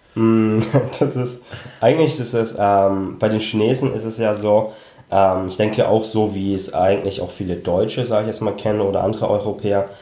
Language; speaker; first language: German; early bilingual, other home language; Cantonese